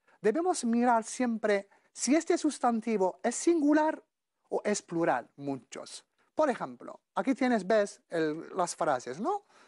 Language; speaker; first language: Spanish; non-native, fluent; Arabic